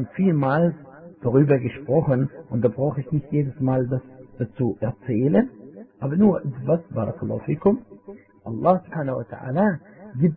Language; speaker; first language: German; non-native, fluent; Arabic